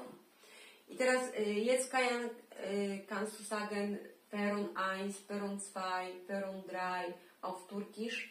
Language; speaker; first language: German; non-native, learner; Polish